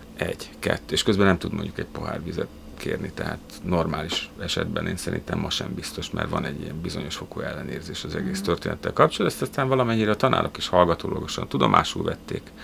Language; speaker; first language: Hungarian; early bilingual, other home language; Russian